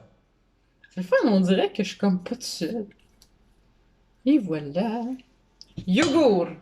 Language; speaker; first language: French; native; French